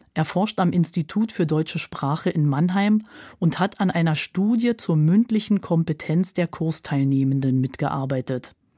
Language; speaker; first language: German; native; German